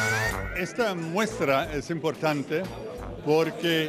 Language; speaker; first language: Spanish; non-native, fluent; German